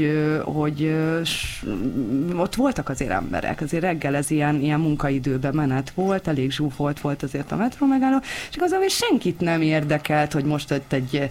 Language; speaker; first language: Hungarian; native; Hungarian